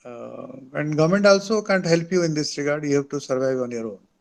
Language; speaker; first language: English; non-native, local second language; Odia